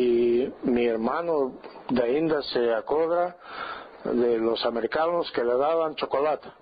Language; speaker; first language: Spanish; non-native, fluent; Greek